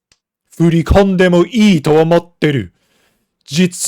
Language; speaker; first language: Japanese; non-native, fluent; English